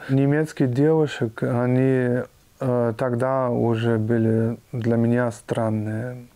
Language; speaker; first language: Russian; non-native, fluent; German